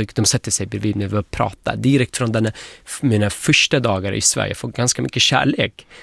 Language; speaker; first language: Swedish; non-native, fluent; Arabic